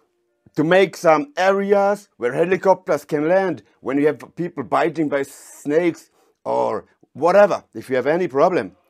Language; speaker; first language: English; non-native, fluent; German